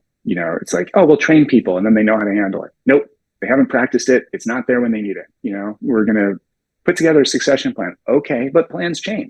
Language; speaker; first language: English; native; English